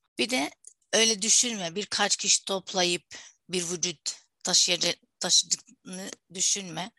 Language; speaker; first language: Turkish; non-native, fluent; Arabic